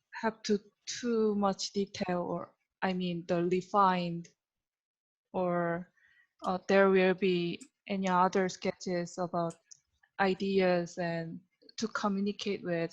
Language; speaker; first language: English; non-native, learner; Korean